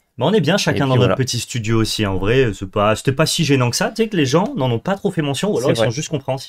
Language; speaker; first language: French; native; French